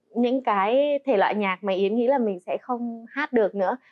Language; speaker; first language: Vietnamese; native; Vietnamese